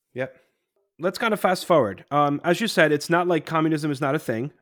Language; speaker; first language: English; non-native, fluent; Polish